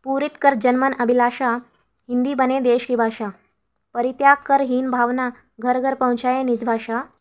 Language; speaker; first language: Hindi; non-native, local second language; Kannada